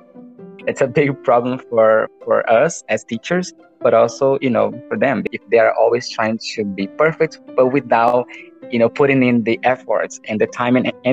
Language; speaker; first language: English; non-native, fluent; Portuguese